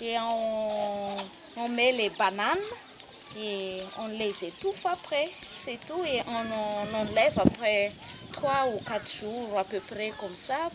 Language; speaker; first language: French; non-native, local second language; Malagasy